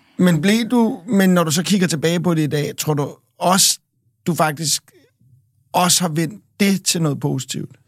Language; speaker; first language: Danish; native; Danish